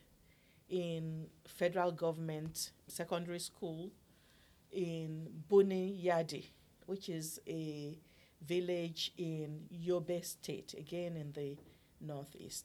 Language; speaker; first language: English; non-native, local second language; Yoruba